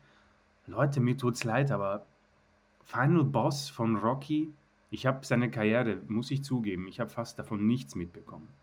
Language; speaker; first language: German; native; German